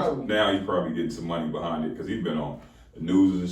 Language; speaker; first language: English; native; English